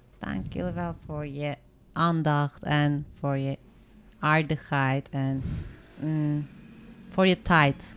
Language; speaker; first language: Dutch; non-native, learner; Turkish